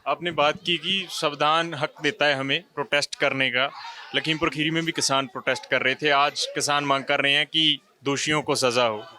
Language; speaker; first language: Hindi; non-native, local second language; Punjabi